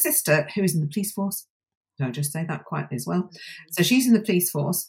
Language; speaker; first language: English; native; English